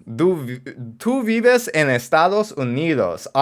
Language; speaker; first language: Spanish; non-native, learner; English